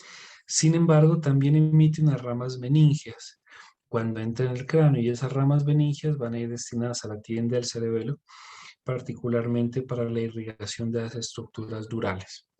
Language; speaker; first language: Spanish; native; Spanish